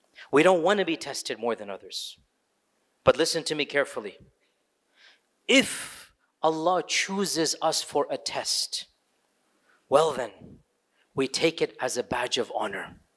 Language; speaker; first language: English; early bilingual, other home language; Urdu